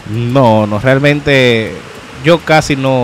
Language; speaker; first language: Spanish; native; Spanish